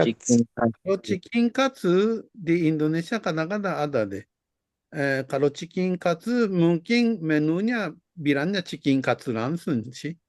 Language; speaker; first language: Indonesian; non-native, fluent; Japanese